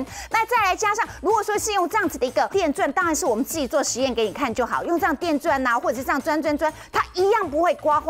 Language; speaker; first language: Chinese; native; Chinese